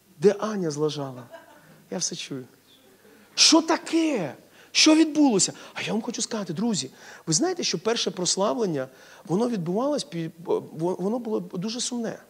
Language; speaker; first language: Ukrainian; non-native, local second language; Russian